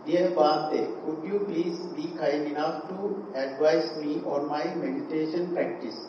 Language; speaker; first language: English; non-native, local second language; Sinhala